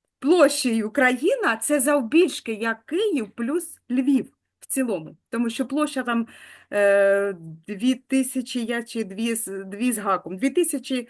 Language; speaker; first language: Ukrainian; native; Ukrainian